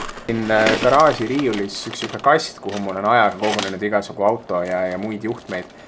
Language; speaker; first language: Estonian; native; Estonian